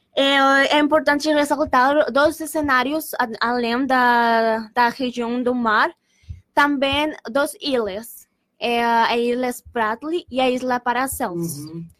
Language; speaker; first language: Portuguese; non-native, learner; Spanish